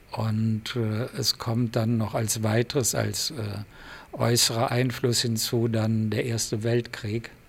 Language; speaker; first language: German; native; German